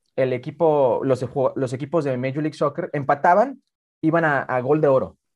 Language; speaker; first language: Spanish; early bilingual, heritage; Spanish